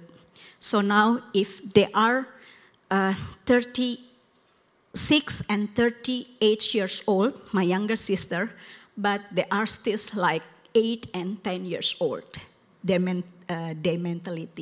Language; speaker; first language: English; non-native, learner; Indonesian